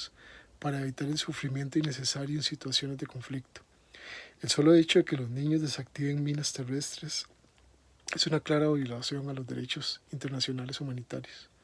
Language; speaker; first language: Spanish; native; Spanish